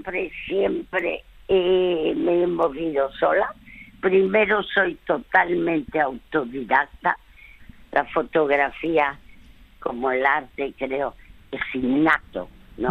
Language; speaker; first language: Spanish; early bilingual, other home language; French